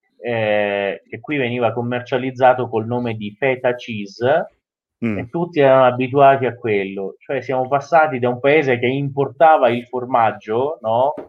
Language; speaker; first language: Italian; non-native, fluent; Persian